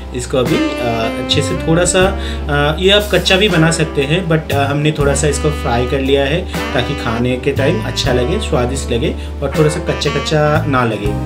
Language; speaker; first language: Hindi; non-native, local second language; Bangla